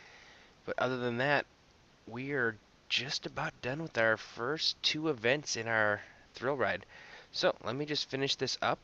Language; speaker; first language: English; native; English